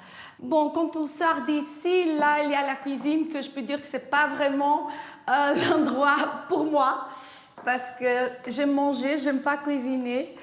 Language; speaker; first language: French; non-native, fluent; Portuguese